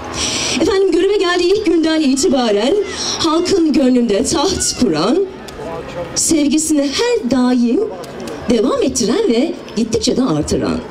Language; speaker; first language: Turkish; native; Turkish